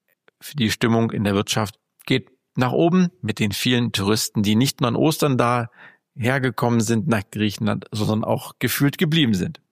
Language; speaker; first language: German; native; German